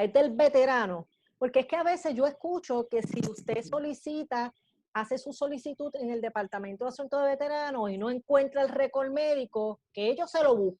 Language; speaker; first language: Spanish; native; Spanish